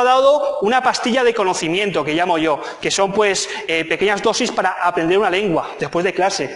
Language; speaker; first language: Spanish; native; Spanish